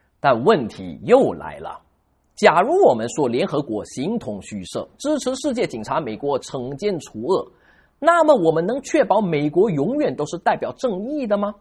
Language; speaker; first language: Chinese; native; Chinese